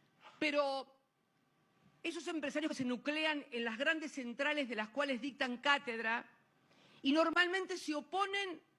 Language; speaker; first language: Spanish; native; Spanish